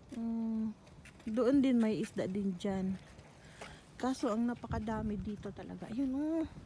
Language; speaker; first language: Filipino; non-native, local second language; Cebuano